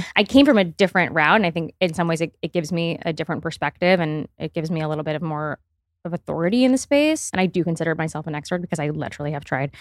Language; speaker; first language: English; native; English